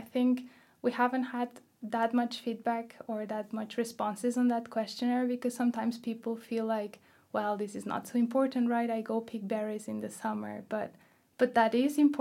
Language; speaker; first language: English; non-native, fluent; Spanish